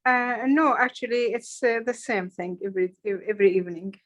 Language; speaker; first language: English; non-native, learner; Arabic